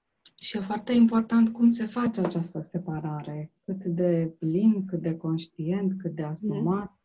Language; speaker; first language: Romanian; native; Romanian